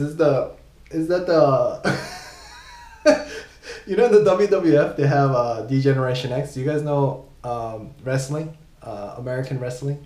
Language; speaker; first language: English; native; English